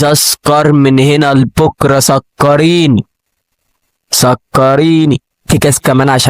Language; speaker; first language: Arabic; native; Arabic